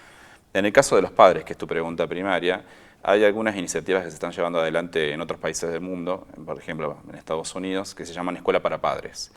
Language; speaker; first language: Spanish; native; Spanish